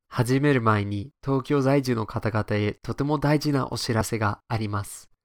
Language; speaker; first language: Japanese; non-native, fluent; English